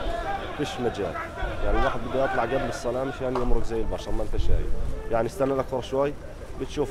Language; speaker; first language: Arabic; native; Arabic